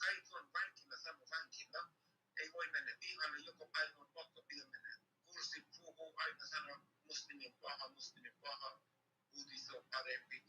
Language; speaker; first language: Finnish; non-native, learner; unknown